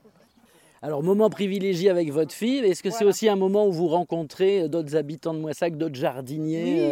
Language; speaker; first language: French; native; French